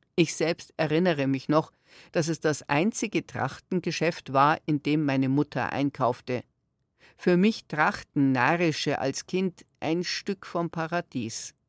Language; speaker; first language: German; native; German